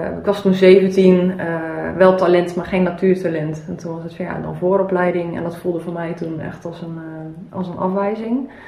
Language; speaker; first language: Dutch; early bilingual, other home language; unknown